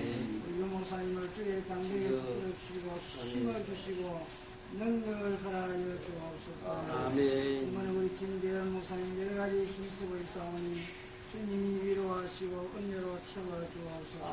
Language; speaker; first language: Korean; native; Korean